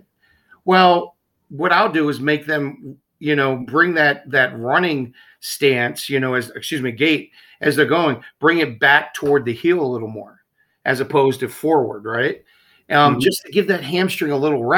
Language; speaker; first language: English; native; English